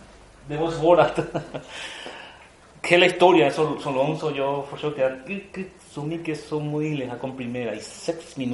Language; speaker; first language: Swedish; non-native, fluent; Spanish